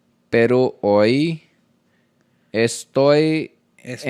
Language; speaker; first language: Spanish; non-native, learner; Hindi